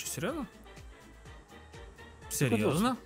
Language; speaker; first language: Russian; native; Russian